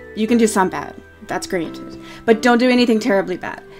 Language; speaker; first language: English; native; English